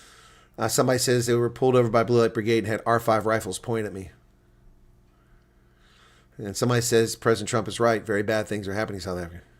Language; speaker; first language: English; native; English